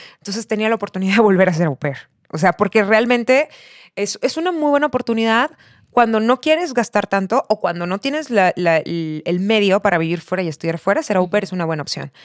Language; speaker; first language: Spanish; native; Spanish